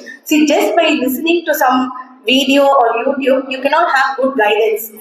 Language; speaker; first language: English; non-native, local second language; Tamil